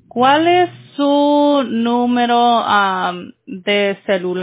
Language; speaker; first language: Spanish; early bilingual, heritage; Spanish